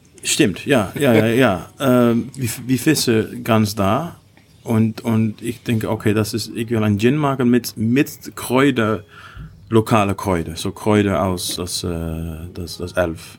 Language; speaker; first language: German; non-native, learner; Dutch